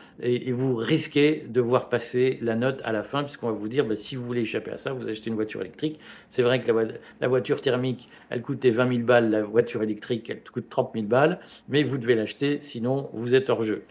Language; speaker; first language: French; native; French